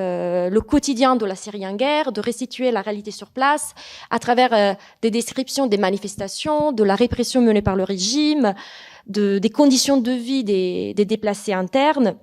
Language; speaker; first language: French; non-native, fluent; Italian